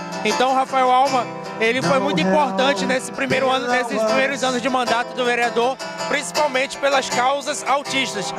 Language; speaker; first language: Portuguese; native; Portuguese